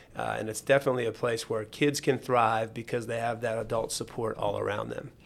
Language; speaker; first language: English; native; English